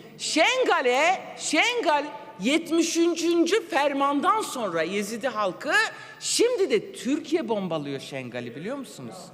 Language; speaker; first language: Turkish; non-native, local second language; Kurdish